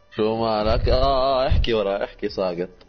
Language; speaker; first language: Arabic; native; Arabic